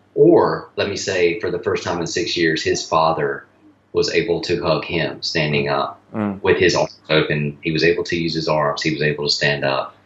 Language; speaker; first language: English; native; English